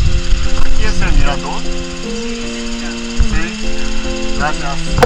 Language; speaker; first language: Spanish; non-native, learner; Korean